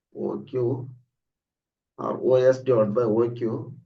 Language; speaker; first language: English; non-native, local second language; Kannada